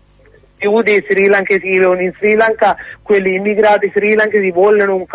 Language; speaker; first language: Italian; non-native, learner; Sinhala